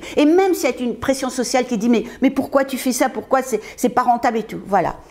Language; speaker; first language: French; native; French